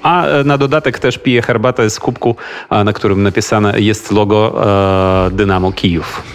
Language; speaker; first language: Polish; non-native, fluent; Ukrainian